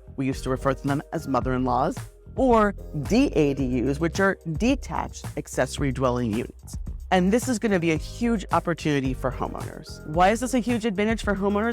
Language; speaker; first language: English; native; English